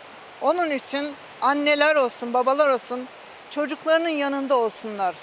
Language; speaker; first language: Turkish; native; Turkish